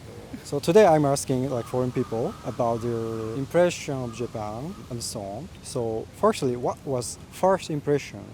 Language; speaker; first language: English; non-native, learner; Japanese